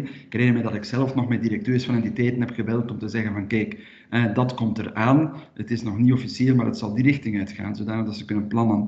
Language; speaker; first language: Dutch; native; Dutch